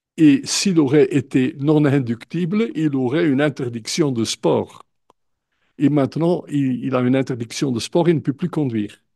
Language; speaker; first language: French; non-native, local second language; Dutch